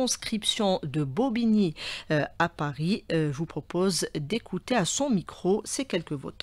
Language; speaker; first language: French; non-native, local second language; Arabic